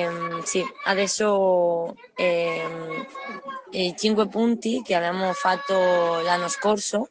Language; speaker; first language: Italian; non-native, learner; Spanish